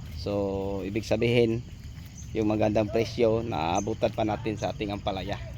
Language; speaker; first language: Filipino; native; Filipino